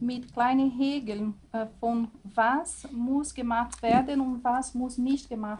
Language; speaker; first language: German; non-native, learner; Portuguese